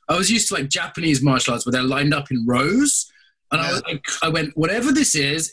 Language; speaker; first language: English; native; English